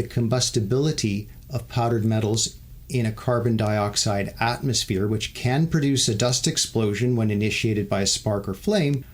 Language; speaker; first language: English; native; English